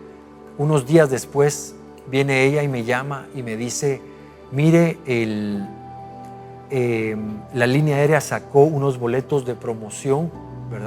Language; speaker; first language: Spanish; native; Spanish